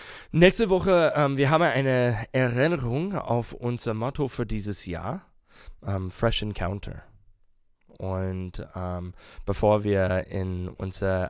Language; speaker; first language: German; non-native, fluent; English